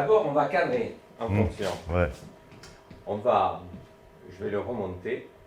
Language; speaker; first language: French; native; French